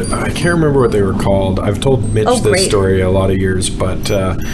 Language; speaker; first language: English; native; English